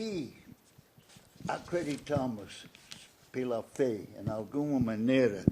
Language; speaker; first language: Portuguese; non-native, fluent; English